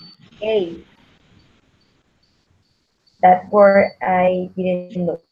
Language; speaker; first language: English; non-native, learner; Spanish